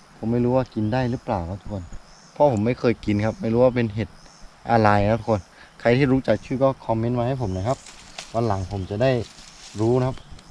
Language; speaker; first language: Thai; non-native, local second language; Karen languages